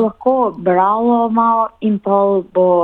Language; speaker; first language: Slovenian; early bilingual, heritage; Slovenian